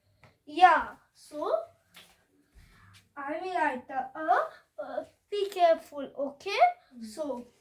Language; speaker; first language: English; non-native, learner; Hindi